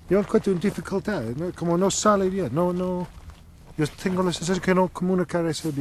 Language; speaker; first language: Spanish; non-native, learner; English